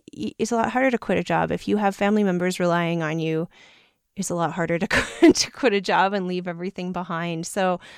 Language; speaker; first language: English; native; English